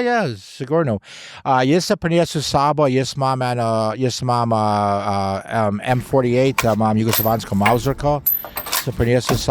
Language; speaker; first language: Slovenian; early bilingual, heritage; Slovenian